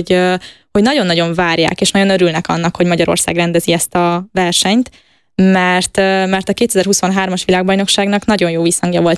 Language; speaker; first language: Hungarian; native; Hungarian